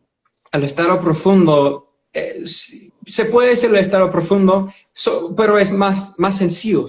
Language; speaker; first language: Spanish; non-native, fluent; English